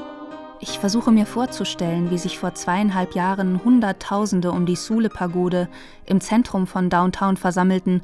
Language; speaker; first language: German; native; German